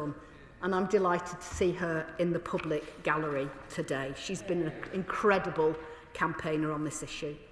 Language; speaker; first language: English; native; English